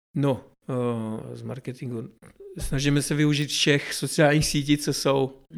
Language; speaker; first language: Czech; early bilingual, other home language; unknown